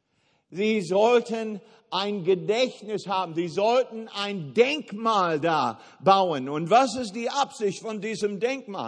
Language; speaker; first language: German; non-native, fluent; English